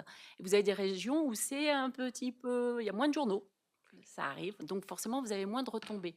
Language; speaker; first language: French; native; French